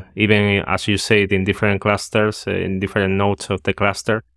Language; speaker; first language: English; non-native, fluent; Spanish